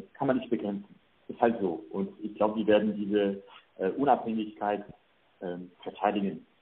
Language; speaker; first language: German; non-native, fluent; French